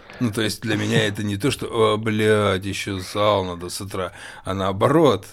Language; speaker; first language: Russian; native; Russian